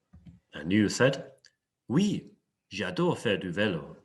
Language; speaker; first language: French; non-native, fluent; English